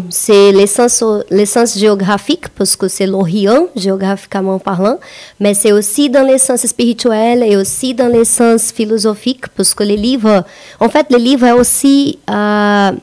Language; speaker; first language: French; non-native, fluent; Portuguese